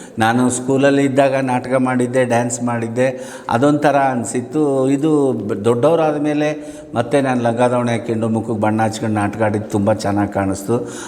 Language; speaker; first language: Kannada; native; Kannada